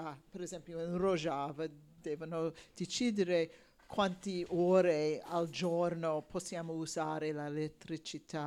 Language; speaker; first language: Italian; non-native, learner; English